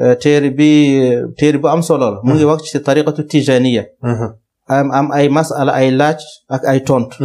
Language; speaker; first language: Wolof; non-native, local second language; Fula